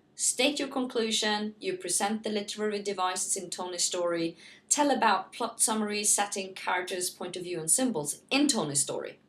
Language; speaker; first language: English; non-native, fluent; Norwegian